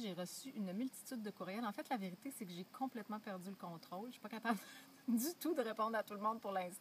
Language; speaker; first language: French; native; French